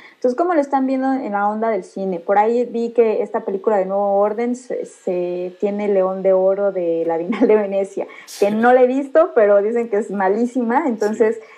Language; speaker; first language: Spanish; native; Spanish